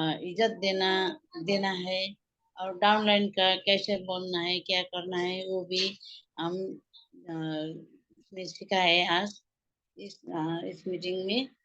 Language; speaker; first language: Hindi; non-native, learner; Nepali